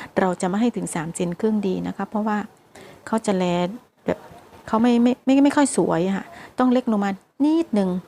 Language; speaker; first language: Thai; native; Thai